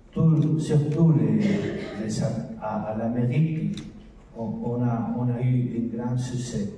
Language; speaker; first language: French; non-native, learner; Spanish